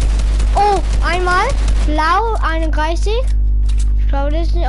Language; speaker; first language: German; non-native, learner; English